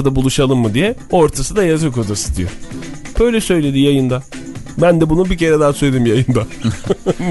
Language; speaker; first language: Turkish; native; Turkish